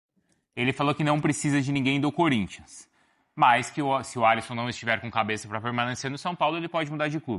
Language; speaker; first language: Portuguese; native; Portuguese